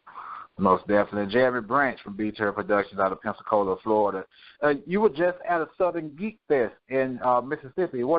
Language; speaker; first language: English; native; English